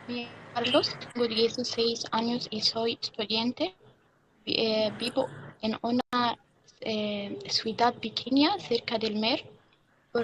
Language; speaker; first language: Spanish; non-native, learner; Arabic